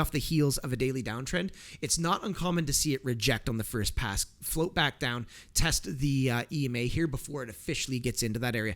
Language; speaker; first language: English; native; English